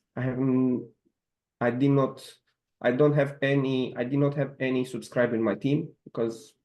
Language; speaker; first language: English; non-native, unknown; Romanian